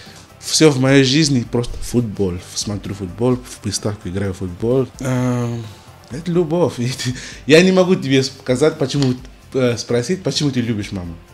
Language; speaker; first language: Russian; non-native, learner; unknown